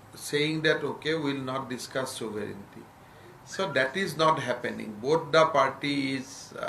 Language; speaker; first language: English; non-native, local second language; Assamese